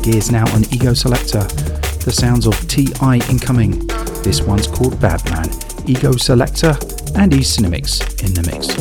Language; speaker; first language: English; native; English